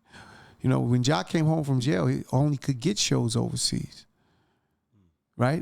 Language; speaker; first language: English; native; English